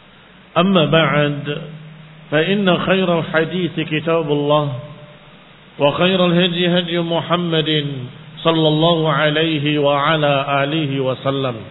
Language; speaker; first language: Arabic; non-native, fluent; Indonesian